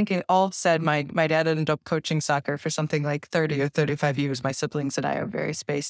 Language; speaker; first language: English; native; English